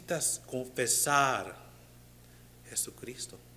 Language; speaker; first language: Spanish; non-native, learner; English